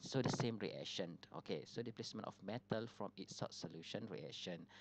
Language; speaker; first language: English; non-native, local second language; Malay